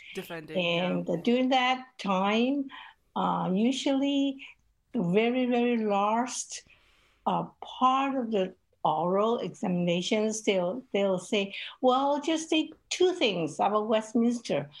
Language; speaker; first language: English; non-native, local second language; Cantonese